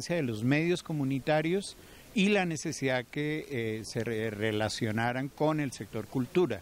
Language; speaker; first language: Spanish; native; Spanish